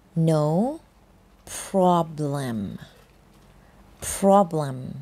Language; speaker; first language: English; non-native, fluent; Thai